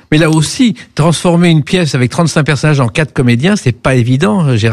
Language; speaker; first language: French; native; French